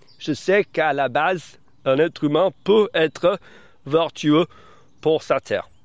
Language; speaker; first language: French; early bilingual, other home language; English